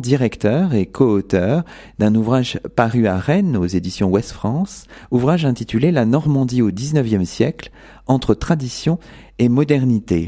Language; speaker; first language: French; native; French